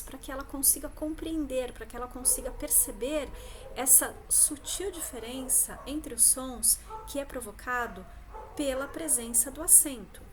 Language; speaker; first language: Portuguese; native; Portuguese